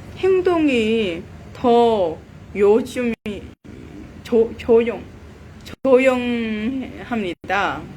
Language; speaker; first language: Korean; non-native, learner; Vietnamese